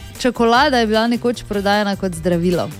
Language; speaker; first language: Slovenian; native; Slovenian